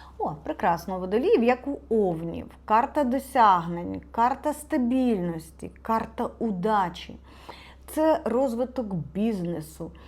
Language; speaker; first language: Ukrainian; non-native, local second language; Russian